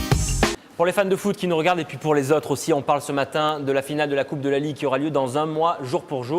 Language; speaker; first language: French; native; French